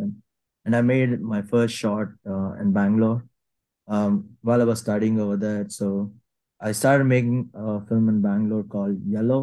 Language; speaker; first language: English; non-native, local second language; Telugu